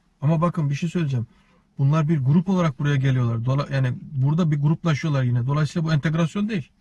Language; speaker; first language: Turkish; native; Turkish